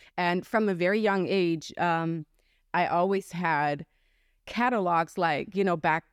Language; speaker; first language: English; non-native, fluent; German